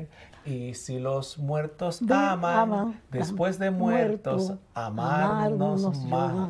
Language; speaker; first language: Spanish; native; Spanish